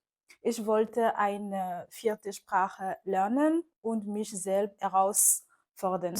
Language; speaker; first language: German; non-native, fluent; Fon